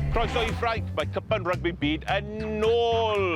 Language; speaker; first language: Welsh; non-native, local second language; English